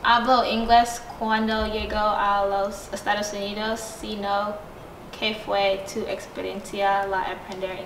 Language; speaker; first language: Spanish; non-native, learner; English